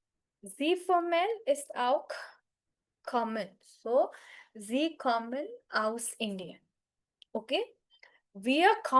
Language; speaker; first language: German; non-native, fluent; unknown